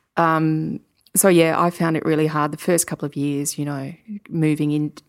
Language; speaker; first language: English; native; English